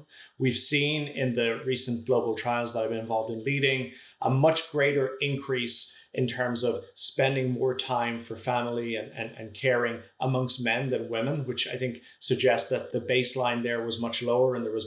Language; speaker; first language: English; native; English